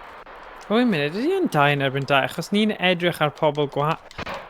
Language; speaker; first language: Welsh; native; Welsh